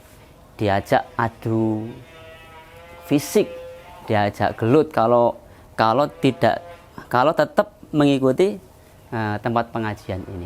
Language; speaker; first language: Indonesian; non-native, local second language; Javanese